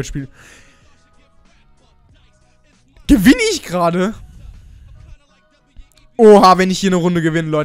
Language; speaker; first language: German; native; German